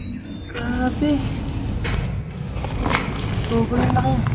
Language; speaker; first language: Filipino; native; Filipino